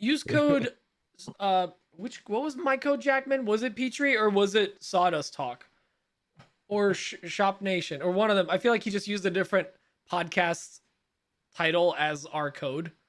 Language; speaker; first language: English; native; English